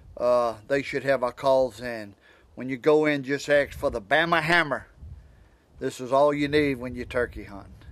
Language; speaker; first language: English; native; English